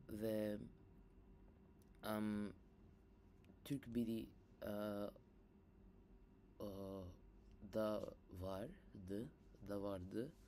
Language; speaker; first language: Turkish; non-native, learner; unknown